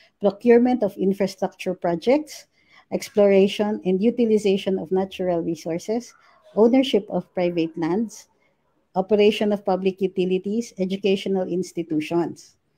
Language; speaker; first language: English; non-native, local second language; Filipino